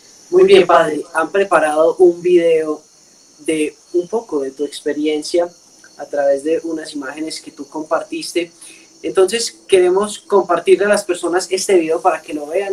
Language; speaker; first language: Spanish; native; Spanish